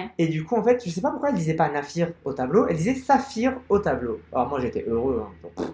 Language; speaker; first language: French; non-native, local second language; Arabic